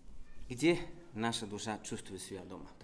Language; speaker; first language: Russian; non-native, fluent; Spanish